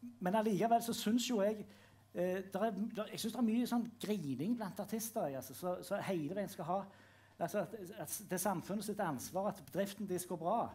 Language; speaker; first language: Norwegian; native; Norwegian